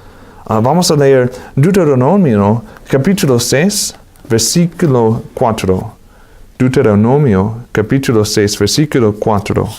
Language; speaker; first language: Spanish; non-native, fluent; English